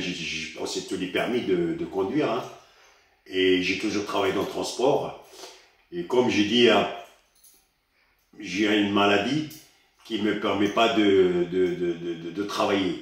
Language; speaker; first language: French; early bilingual, other home language; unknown